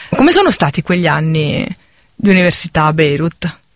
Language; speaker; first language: Italian; native; Italian